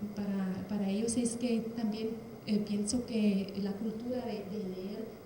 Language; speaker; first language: Spanish; non-native, fluent; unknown